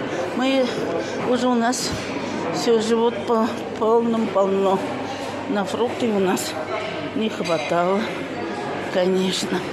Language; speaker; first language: Russian; non-native, local second language; Tatar